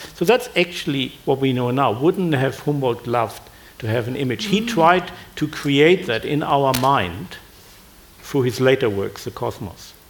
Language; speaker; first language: English; non-native, fluent; German